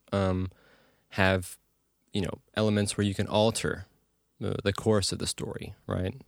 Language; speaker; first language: English; native; English